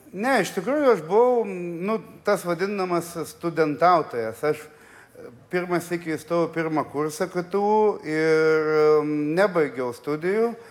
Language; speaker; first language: Lithuanian; early bilingual, other home language; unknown